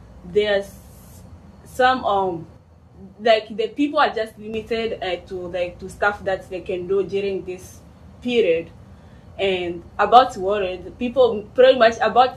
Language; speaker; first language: English; non-native, fluent; Swahili